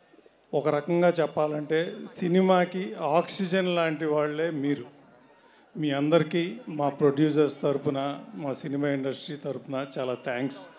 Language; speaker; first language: Telugu; native; Telugu